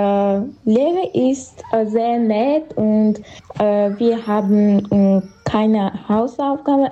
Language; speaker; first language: German; non-native, learner; Armenian